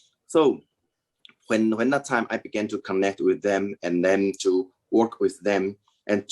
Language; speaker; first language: English; non-native, learner; Chinese